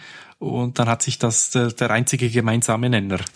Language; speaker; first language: German; native; German